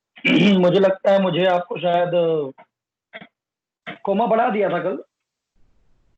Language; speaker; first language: Hindi; native; Hindi